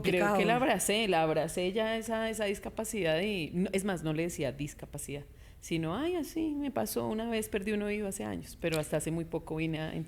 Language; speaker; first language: Spanish; native; Spanish